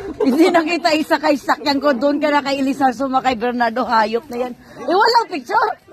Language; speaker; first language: Filipino; non-native, local second language; Cebuano